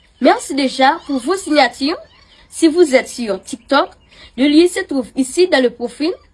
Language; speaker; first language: French; non-native, local second language; Haitian Creole